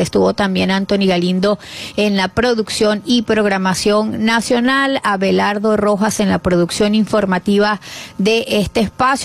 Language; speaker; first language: Spanish; native; Spanish